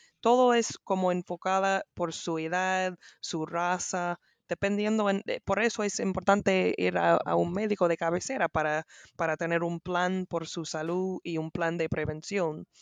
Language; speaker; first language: Spanish; non-native, learner; English